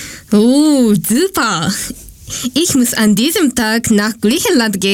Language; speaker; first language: German; non-native, learner; Japanese